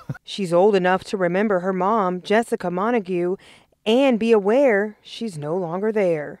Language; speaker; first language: English; native; English